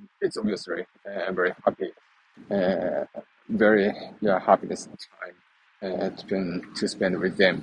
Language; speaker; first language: English; non-native, learner; Japanese